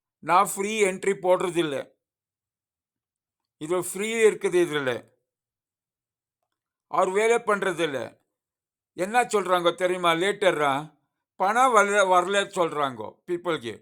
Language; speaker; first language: Tamil; non-native, learner; Kannada